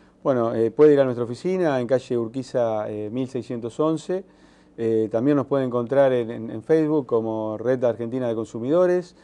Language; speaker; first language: Spanish; native; Spanish